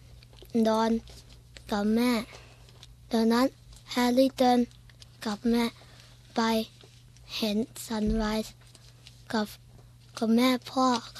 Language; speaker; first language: Thai; early bilingual, heritage; Thai